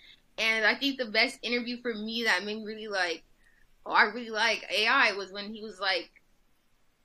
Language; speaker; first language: English; native; English